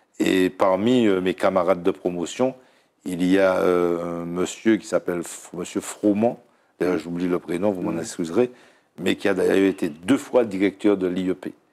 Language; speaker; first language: French; native; French